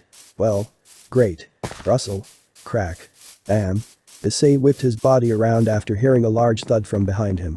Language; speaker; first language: English; native; English